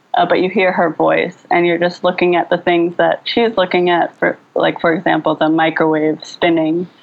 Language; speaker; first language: English; early bilingual, other home language; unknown